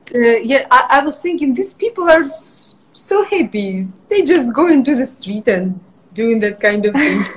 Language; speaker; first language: English; non-native, fluent; Russian